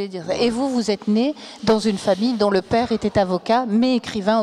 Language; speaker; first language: French; native; French